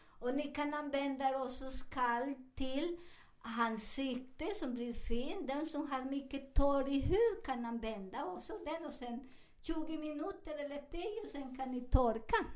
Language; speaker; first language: Swedish; non-native, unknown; Spanish